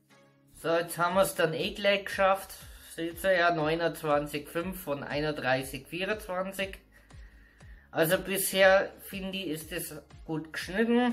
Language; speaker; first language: German; native; German